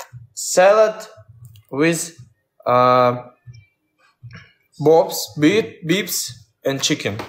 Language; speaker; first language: English; non-native, learner; Russian